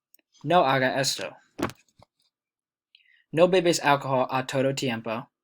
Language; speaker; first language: Spanish; non-native, learner; English